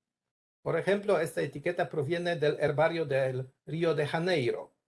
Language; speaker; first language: Spanish; non-native, learner; Polish